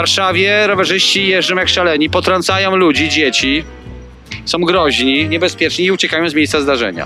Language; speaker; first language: Polish; native; Polish